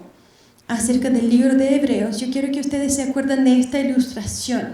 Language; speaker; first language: Spanish; non-native, fluent; Bulgarian